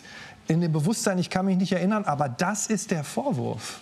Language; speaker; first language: German; native; German